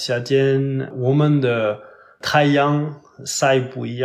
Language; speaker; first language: Chinese; non-native, fluent; French